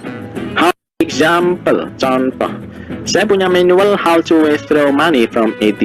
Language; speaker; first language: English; non-native, learner; Indonesian